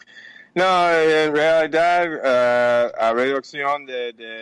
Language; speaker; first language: Portuguese; non-native, learner; English